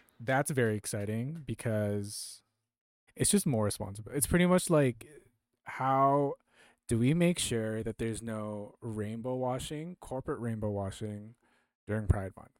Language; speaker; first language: English; early bilingual, other home language; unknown